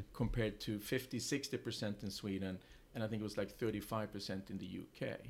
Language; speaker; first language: English; non-native, fluent; Swedish